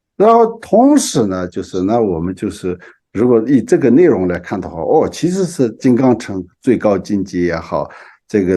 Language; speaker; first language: Chinese; non-native, local second language; Tibetan